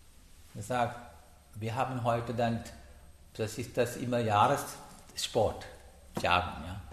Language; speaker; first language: German; non-native, learner; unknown